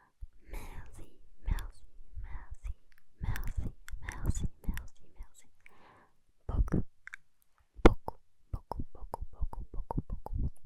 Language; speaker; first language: French; non-native, learner; Spanish